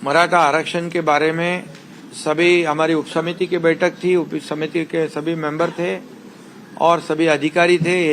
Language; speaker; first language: Hindi; non-native, local second language; Marathi